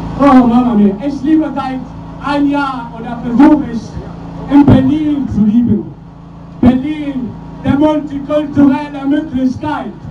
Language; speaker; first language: German; non-native, learner; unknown